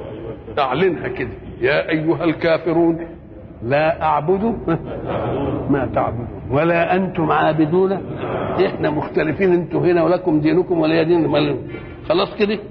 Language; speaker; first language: Arabic; native; Arabic